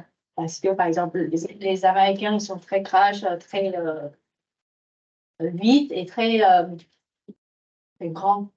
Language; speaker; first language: French; non-native, fluent; Vietnamese